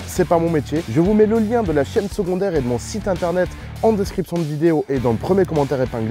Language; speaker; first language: French; native; French